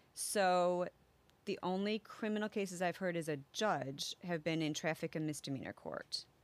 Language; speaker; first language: English; native; English